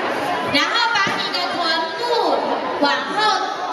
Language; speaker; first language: Chinese; native; Chinese